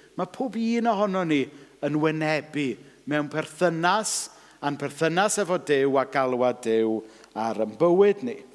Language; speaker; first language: Welsh; native; Welsh